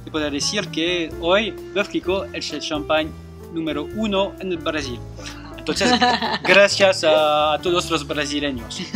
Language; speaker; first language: Spanish; non-native, fluent; French